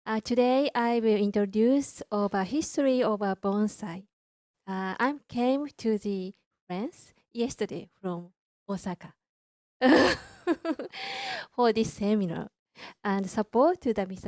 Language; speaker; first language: English; non-native, learner; Japanese